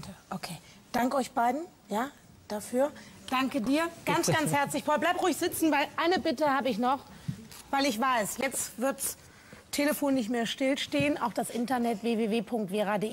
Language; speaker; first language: German; native; German